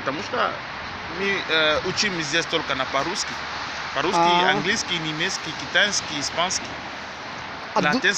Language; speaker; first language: Russian; non-native, learner; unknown